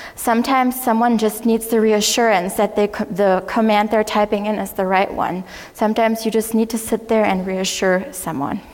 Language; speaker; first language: English; non-native, fluent; German